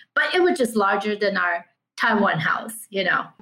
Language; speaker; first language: English; early bilingual, other home language; Chinese